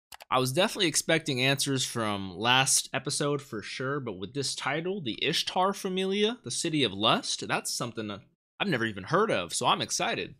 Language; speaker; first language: English; native; English